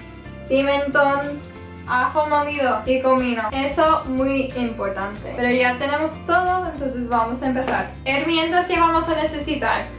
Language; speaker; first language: Spanish; non-native, fluent; English